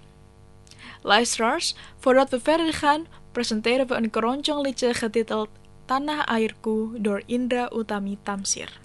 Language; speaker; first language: Dutch; non-native, fluent; Indonesian